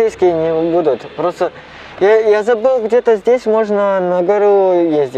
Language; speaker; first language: Russian; non-native, learner; Cantonese